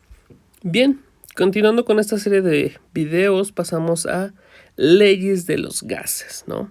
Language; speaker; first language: Spanish; native; Spanish